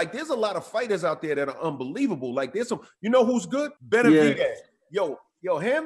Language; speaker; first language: English; native; English